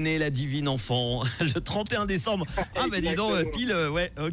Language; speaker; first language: French; native; French